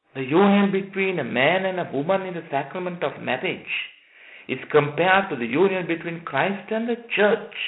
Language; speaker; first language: English; non-native, local second language; Sinhala